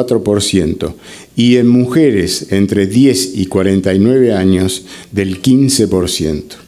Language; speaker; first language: Spanish; native; Spanish